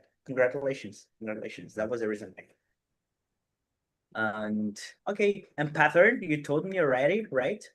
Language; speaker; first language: English; non-native, fluent; Portuguese